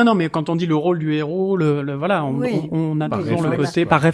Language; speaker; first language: French; native; French